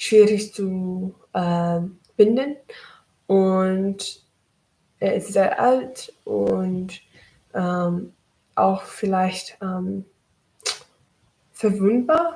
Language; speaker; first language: German; non-native, learner; English